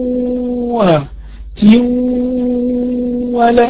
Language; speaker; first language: Arabic; native; Arabic